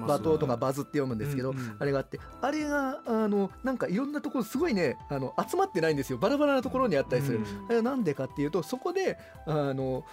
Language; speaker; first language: Japanese; native; Japanese